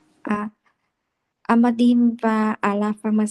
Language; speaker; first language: French; non-native, learner; Vietnamese